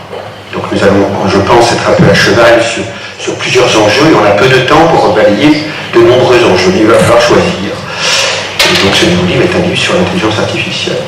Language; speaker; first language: French; native; French